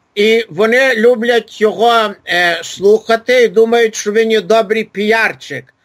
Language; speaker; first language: Ukrainian; early bilingual, heritage; Ukrainian